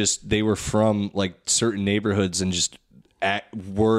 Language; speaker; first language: English; native; English